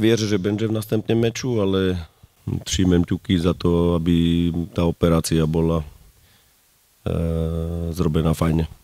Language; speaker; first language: Polish; non-native, learner; Slovak